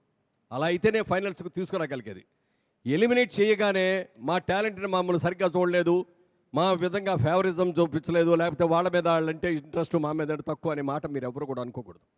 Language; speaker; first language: Telugu; native; Telugu